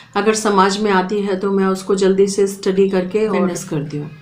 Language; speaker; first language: Hindi; native; Hindi